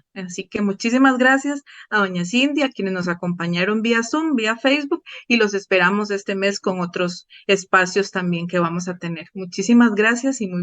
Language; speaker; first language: Spanish; native; Spanish